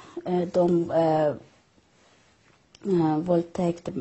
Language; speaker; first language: Swedish; non-native, learner; Persian